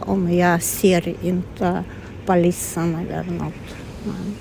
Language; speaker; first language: Swedish; non-native, learner; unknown